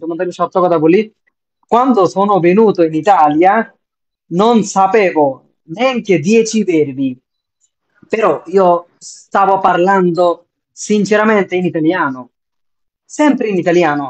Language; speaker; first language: Italian; non-native, fluent; Bangla